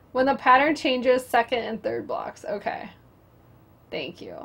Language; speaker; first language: English; native; English